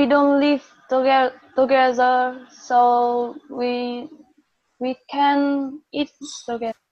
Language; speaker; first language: English; non-native, learner; Vietnamese